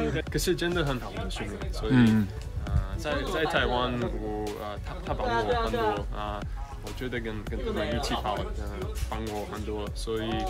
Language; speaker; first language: Chinese; non-native, fluent; English